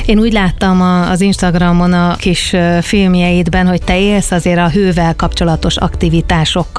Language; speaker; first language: Hungarian; native; Hungarian